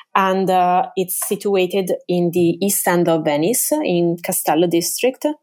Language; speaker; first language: English; non-native, fluent; Italian